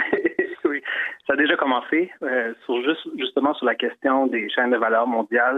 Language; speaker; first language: French; native; French